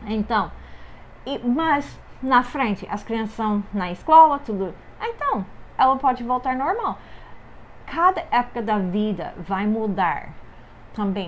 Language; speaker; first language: Portuguese; non-native, fluent; English